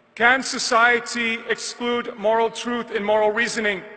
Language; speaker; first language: English; native; English